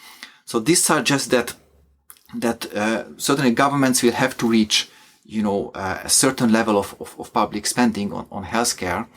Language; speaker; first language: English; non-native, fluent; Hungarian